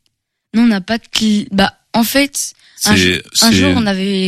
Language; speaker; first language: French; early bilingual, other home language; Portuguese